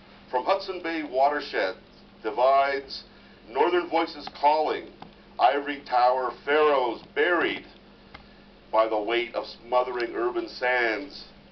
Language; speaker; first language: English; native; English